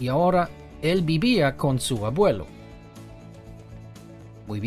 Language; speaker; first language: Spanish; non-native, fluent; English